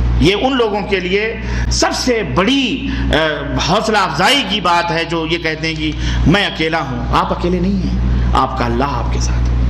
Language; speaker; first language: Urdu; native; Urdu